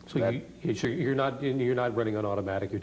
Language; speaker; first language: English; native; English